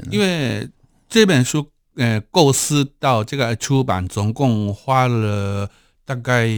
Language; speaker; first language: Chinese; non-native, fluent; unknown